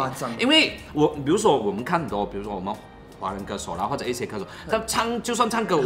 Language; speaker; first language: Chinese; native; Chinese